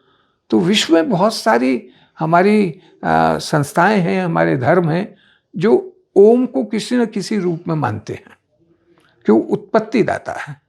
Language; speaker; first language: Hindi; native; Hindi